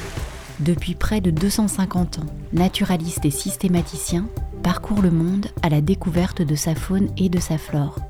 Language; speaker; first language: French; native; French